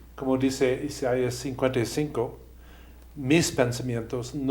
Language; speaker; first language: Spanish; non-native, fluent; English